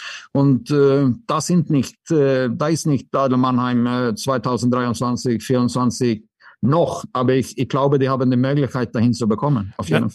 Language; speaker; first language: German; non-native, fluent; Swedish